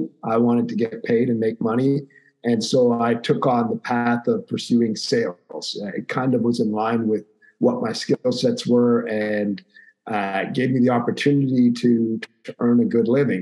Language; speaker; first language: English; native; English